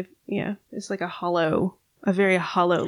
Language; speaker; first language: English; native; English